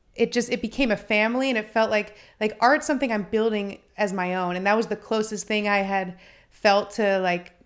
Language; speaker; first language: English; native; English